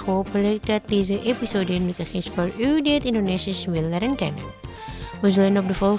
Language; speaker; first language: Dutch; non-native, learner; Indonesian